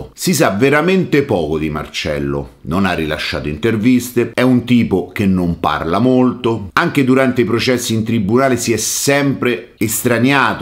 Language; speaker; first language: Italian; native; Italian